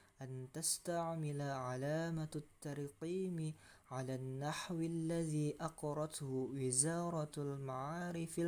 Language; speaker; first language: Arabic; non-native, learner; Indonesian